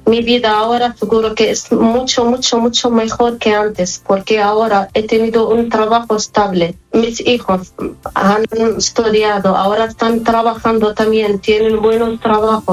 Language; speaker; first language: Spanish; non-native, fluent; Arabic